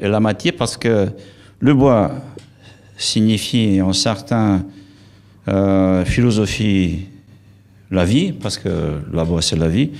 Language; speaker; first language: French; non-native, fluent; Romanian